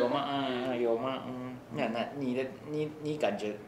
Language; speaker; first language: Chinese; non-native, learner; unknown